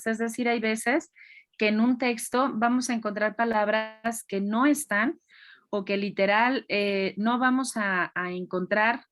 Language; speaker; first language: Spanish; native; Spanish